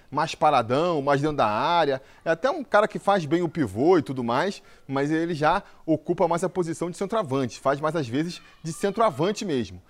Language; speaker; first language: Portuguese; native; Portuguese